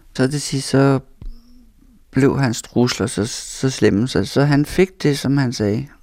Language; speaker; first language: Danish; native; Danish